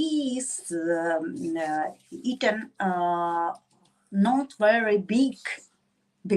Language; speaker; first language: English; non-native, learner; Russian